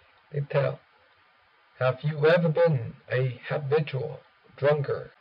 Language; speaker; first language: English; non-native, learner; Vietnamese